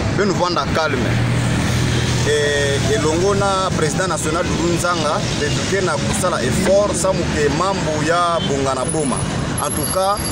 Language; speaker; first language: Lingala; non-native, local second language; Kongo